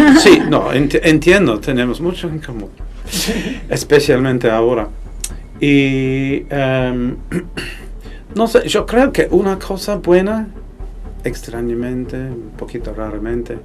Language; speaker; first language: Spanish; non-native, fluent; English